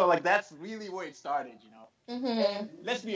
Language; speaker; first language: English; non-native, local second language; Shona